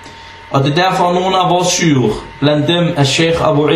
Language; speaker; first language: Danish; early bilingual, other home language; Arabic